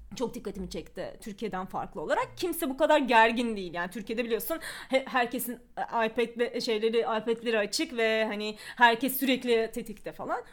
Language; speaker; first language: Turkish; early bilingual, other home language; Russian